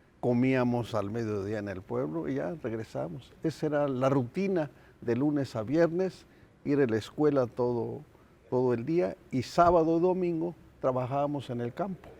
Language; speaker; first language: Spanish; non-native, local second language; Nahuatl languages